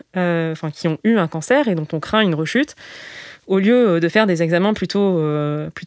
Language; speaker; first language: French; native; French